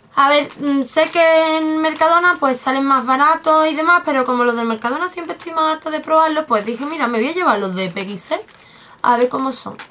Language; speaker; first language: Spanish; native; Spanish